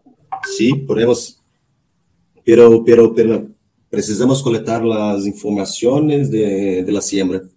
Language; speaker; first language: Spanish; non-native, learner; Portuguese